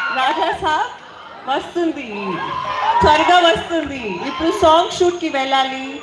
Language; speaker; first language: Telugu; non-native, local second language; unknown